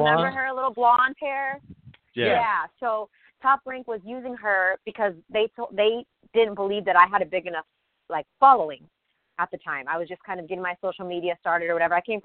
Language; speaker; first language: English; native; English